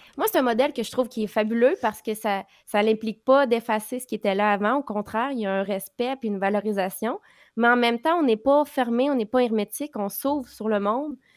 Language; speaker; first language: French; native; French